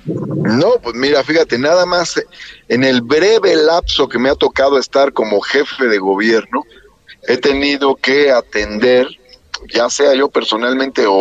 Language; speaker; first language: Spanish; native; Spanish